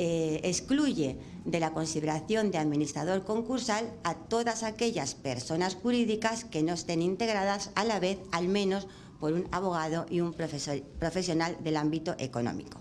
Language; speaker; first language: Spanish; native; Spanish